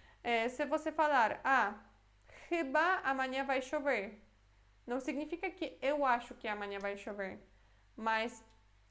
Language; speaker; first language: Portuguese; non-native, fluent; Polish